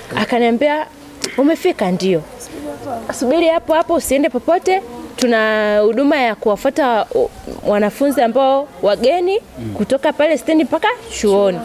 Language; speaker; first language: Swahili; native; Swahili